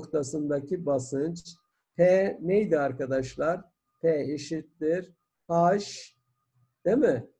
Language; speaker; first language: Turkish; native; Turkish